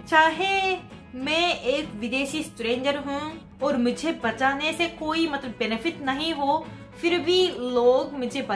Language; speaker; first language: Hindi; non-native, fluent; Japanese